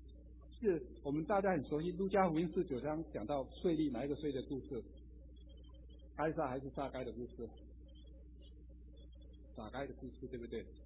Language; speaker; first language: Chinese; native; Chinese